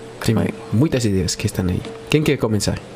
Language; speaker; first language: Portuguese; non-native, learner; Spanish